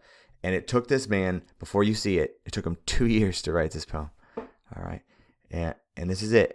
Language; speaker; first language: English; native; English